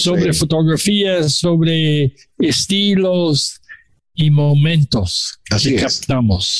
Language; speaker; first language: Spanish; non-native, learner; English